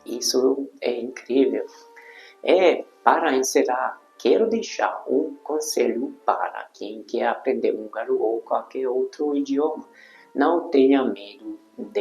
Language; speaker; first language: Portuguese; non-native, fluent; Hungarian